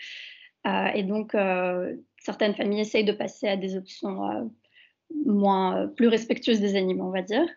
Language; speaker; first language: French; native; French